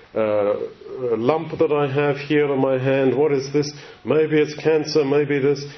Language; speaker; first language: English; native; English